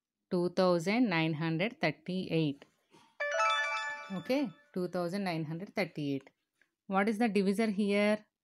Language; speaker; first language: English; non-native, local second language; Telugu